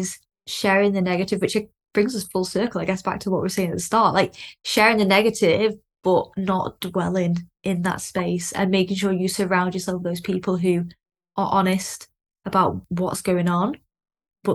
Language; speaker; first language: English; native; English